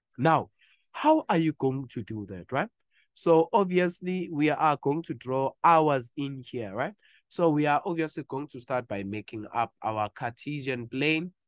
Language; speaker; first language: English; non-native, local second language; Zulu